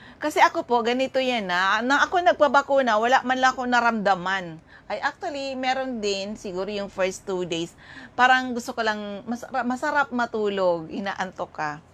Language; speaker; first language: Filipino; non-native, local second language; Bikol